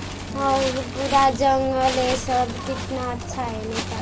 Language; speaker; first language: Hindi; non-native, fluent; Nepali